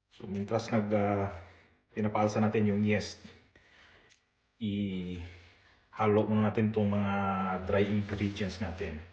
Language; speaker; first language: Filipino; native; Filipino